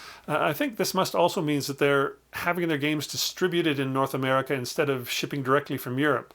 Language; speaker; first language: English; native; English